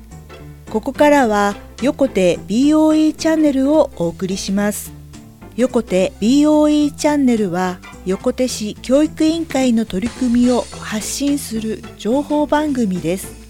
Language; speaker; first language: Japanese; native; Japanese